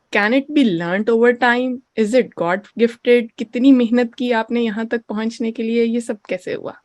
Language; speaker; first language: Urdu; native; Urdu